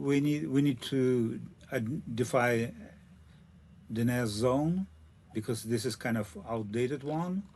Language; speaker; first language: English; non-native, learner; Russian